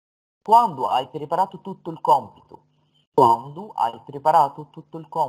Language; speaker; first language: Italian; non-native, fluent; Arabic